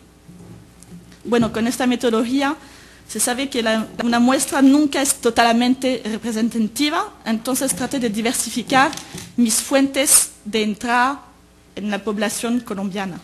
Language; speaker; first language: Spanish; native; Spanish